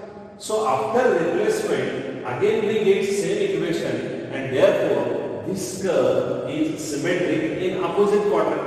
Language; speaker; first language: English; non-native, local second language; Marathi